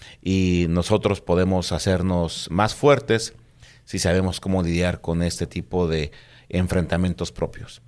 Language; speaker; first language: Spanish; native; Spanish